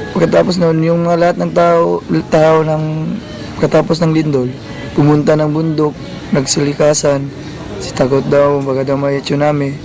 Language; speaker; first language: Filipino; non-native, local second language; Cebuano